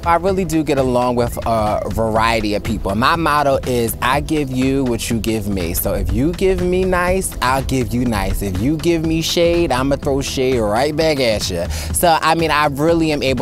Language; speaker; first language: English; native; English